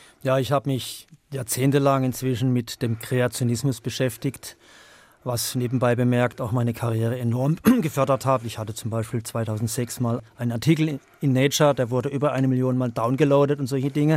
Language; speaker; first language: German; native; German